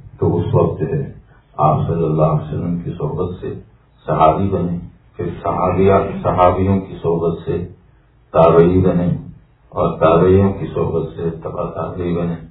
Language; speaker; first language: Urdu; native; Urdu